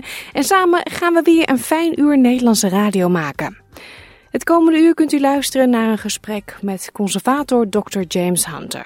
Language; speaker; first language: Dutch; native; Dutch